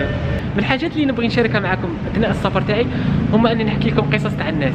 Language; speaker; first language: Arabic; native; Arabic